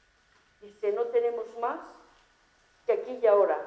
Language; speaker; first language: Spanish; native; Spanish